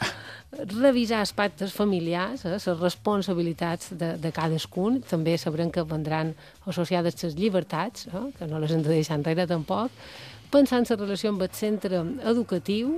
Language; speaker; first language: Catalan; native; Catalan